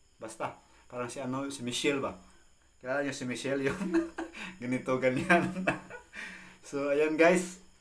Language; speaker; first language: Filipino; non-native, local second language; Cebuano